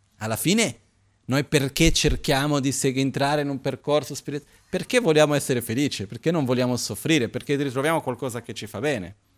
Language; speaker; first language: Italian; non-native, fluent; Portuguese